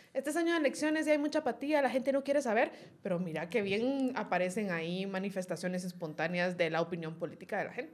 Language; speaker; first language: Spanish; native; Spanish